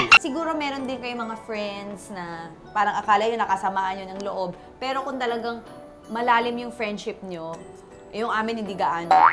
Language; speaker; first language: Filipino; native; Filipino